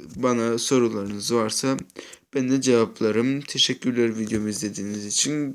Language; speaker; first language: Turkish; early bilingual, heritage; Turkish